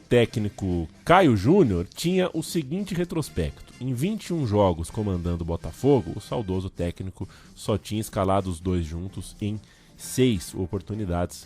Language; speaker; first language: Portuguese; native; Portuguese